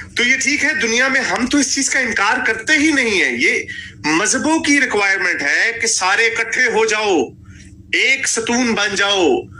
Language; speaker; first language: Urdu; native; Urdu